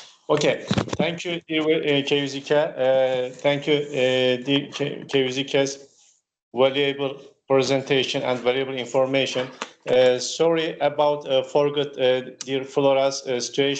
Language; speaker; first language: English; non-native, learner; Turkish